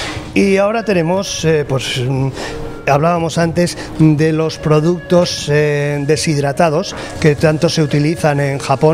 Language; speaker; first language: Spanish; native; Spanish